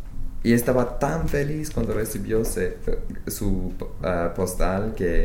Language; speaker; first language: Spanish; non-native, fluent; English